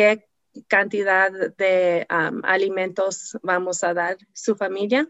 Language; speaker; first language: Spanish; non-native, learner; English